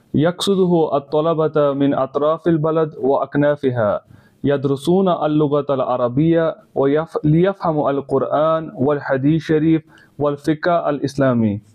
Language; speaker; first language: Arabic; non-native, learner; Kashmiri